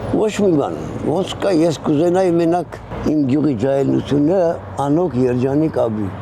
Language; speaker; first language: Armenian; native; Armenian